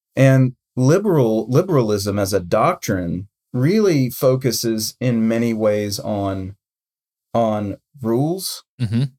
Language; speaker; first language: English; native; English